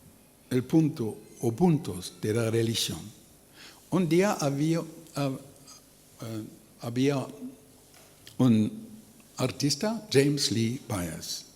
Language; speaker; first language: Spanish; non-native, learner; German